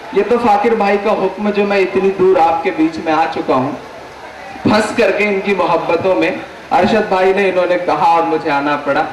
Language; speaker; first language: Hindi; native; Hindi